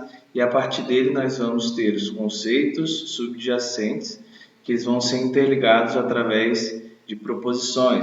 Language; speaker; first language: Portuguese; native; Portuguese